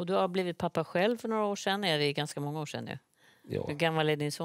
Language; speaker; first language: Swedish; native; Swedish